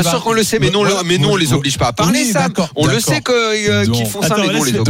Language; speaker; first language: French; native; French